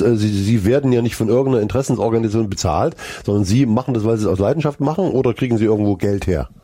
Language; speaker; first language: German; native; German